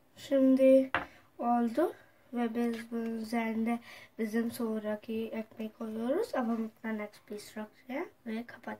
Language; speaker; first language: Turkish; non-native, learner; Urdu